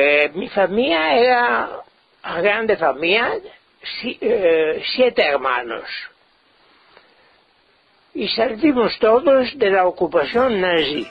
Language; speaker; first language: Spanish; early bilingual, heritage; Ladino